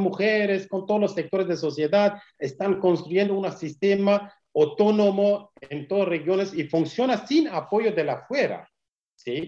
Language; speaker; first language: Spanish; non-native, learner; Kurdish